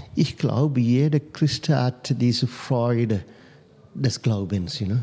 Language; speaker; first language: German; non-native, fluent; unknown